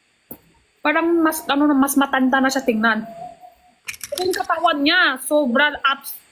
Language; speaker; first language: Filipino; non-native, learner; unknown